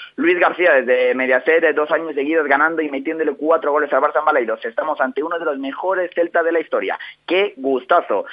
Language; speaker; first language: Spanish; native; Spanish